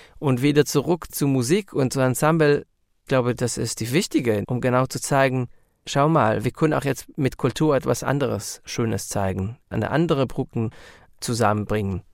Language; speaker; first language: German; non-native, learner; Hebrew